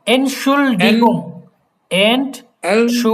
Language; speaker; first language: German; non-native, learner; Bangla